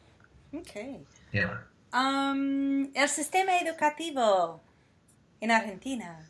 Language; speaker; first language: Spanish; non-native, fluent; English